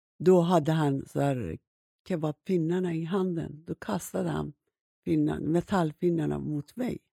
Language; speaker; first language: Swedish; non-native, fluent; Persian